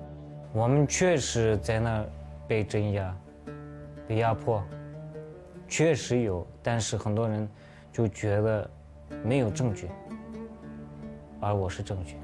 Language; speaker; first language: Chinese; non-native, local second language; Uyghur